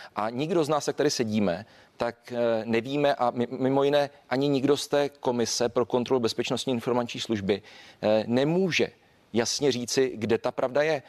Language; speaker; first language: Czech; native; Czech